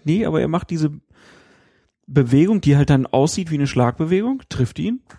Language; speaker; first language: German; native; German